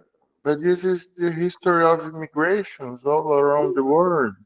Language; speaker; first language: English; non-native, learner; Portuguese